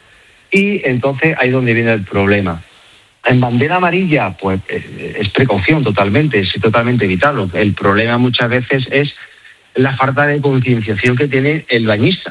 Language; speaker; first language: Spanish; native; Spanish